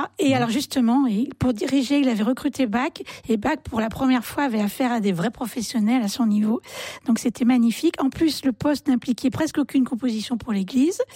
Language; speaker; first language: French; native; French